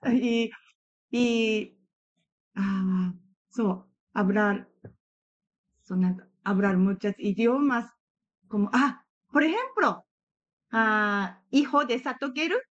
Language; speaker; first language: Spanish; non-native, learner; Japanese